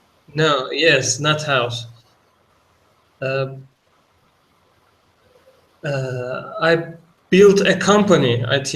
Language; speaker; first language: English; non-native, learner; Turkish